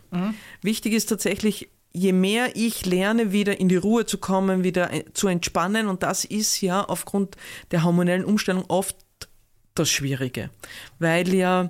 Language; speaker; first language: German; native; German